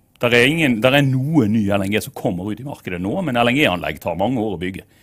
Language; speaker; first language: Norwegian; native; Norwegian